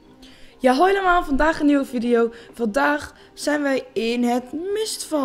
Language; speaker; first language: Dutch; native; Dutch